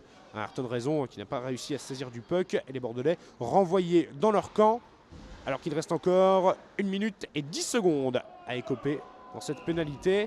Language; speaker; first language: French; native; French